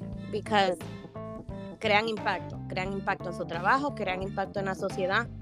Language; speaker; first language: Spanish; native; Spanish